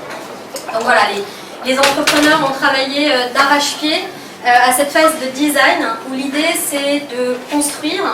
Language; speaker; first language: French; native; French